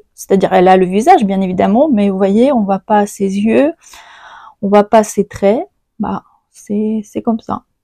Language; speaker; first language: French; non-native, fluent; Ukrainian